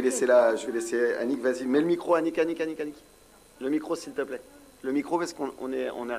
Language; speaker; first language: French; native; French